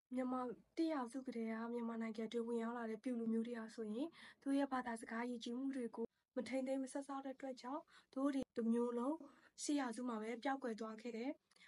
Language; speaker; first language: Burmese; non-native, local second language; S'gaw Karen